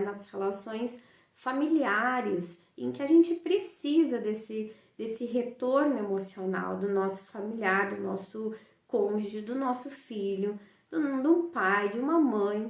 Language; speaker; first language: Portuguese; native; Portuguese